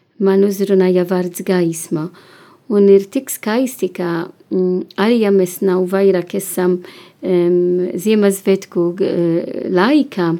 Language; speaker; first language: Latvian; non-native, learner; Italian